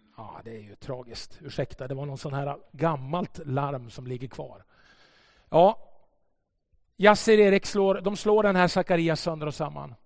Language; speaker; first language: Swedish; native; Swedish